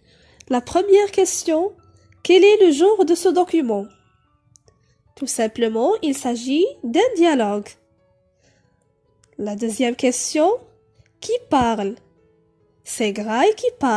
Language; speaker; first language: French; non-native, local second language; Arabic